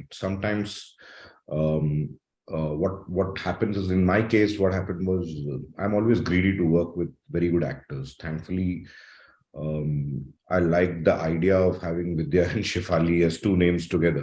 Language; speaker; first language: English; non-native, local second language; Malayalam